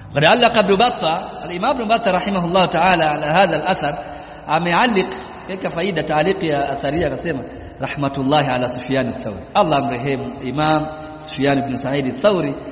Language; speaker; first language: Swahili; native; Swahili